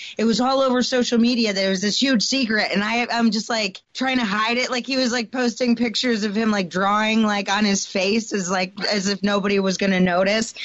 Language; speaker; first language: English; native; English